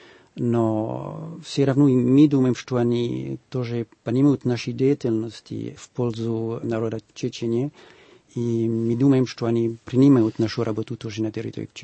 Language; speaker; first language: Russian; non-native, fluent; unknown